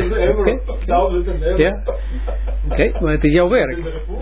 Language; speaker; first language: Dutch; non-native, learner; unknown